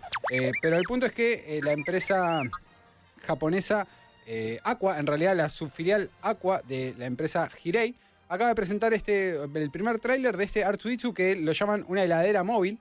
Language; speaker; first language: Spanish; native; Spanish